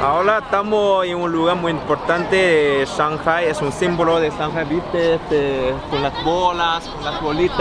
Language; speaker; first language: Spanish; non-native, fluent; Chinese